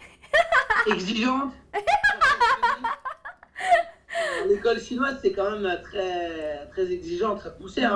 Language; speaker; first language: French; native; French